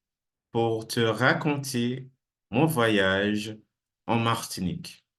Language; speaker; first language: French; non-native, fluent; English